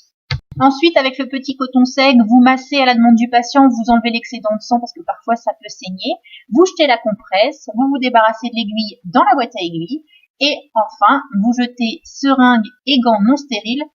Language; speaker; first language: French; native; French